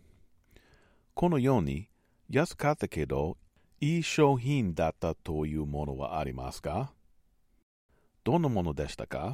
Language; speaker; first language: Japanese; non-native, learner; English